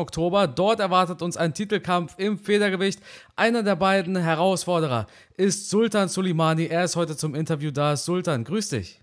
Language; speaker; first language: German; native; German